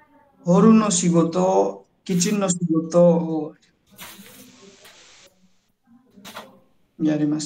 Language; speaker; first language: Japanese; non-native, learner; Nepali